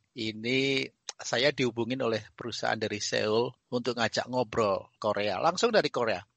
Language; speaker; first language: Indonesian; native; Indonesian